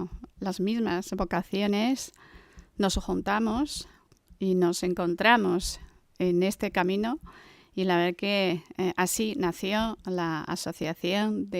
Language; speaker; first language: Spanish; non-native, fluent; Chinese